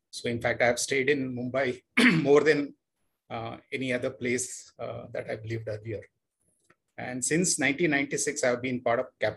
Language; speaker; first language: English; non-native, local second language; Kannada